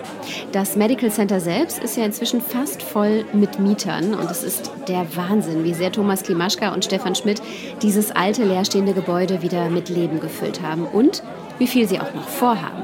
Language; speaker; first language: German; native; German